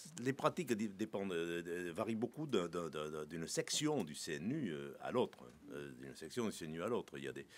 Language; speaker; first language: French; native; French